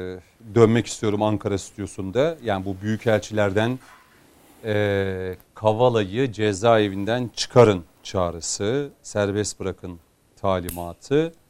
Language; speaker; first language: Turkish; native; Turkish